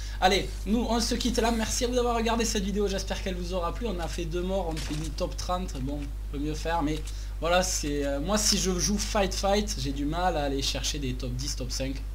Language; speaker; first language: French; native; French